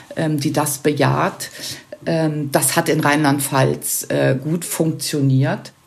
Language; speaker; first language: German; native; German